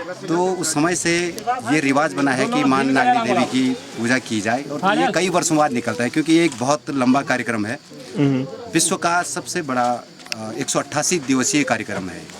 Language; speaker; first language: Hindi; native; Hindi